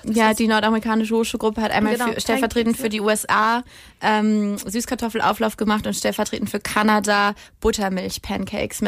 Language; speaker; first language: German; native; German